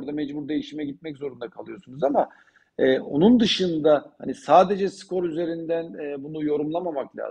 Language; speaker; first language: Turkish; native; Turkish